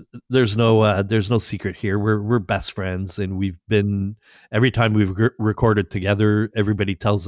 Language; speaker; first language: English; non-native, fluent; French